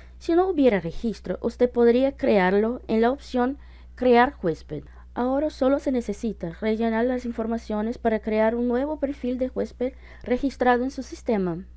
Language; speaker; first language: Spanish; non-native, fluent; Portuguese